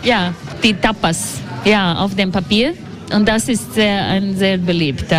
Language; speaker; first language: German; non-native, fluent; Latvian